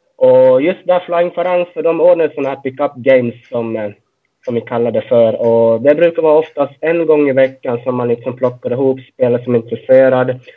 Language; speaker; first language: Swedish; native; Swedish